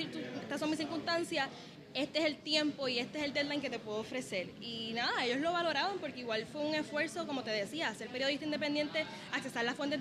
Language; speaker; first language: Spanish; native; Spanish